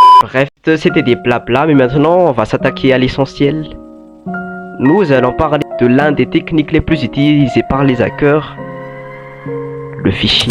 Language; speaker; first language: French; non-native, local second language; Malagasy